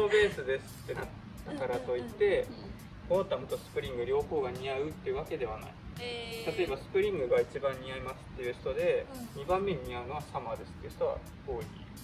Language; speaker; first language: Japanese; native; Japanese